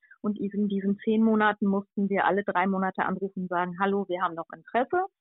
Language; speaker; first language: German; native; German